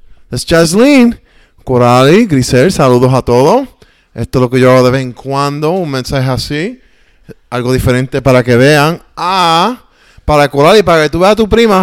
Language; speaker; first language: Spanish; early bilingual, heritage; Spanish